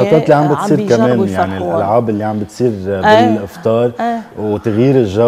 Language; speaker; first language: Arabic; native; Arabic